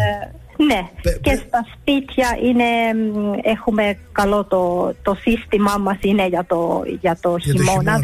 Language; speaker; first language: Greek; early bilingual, heritage; Finnish